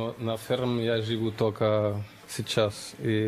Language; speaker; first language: Russian; non-native, learner; German